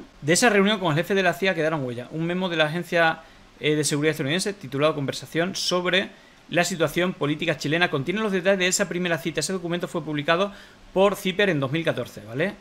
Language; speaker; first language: Spanish; native; Spanish